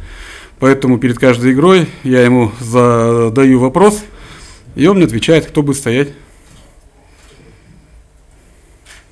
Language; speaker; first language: Russian; native; Russian